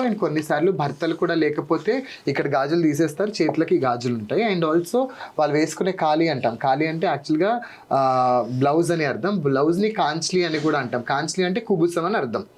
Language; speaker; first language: Telugu; non-native, local second language; Lambadi